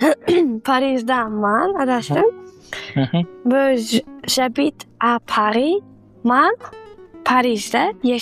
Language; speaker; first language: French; non-native, learner; Uzbek